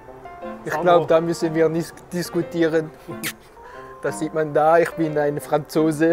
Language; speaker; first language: German; non-native, local second language; French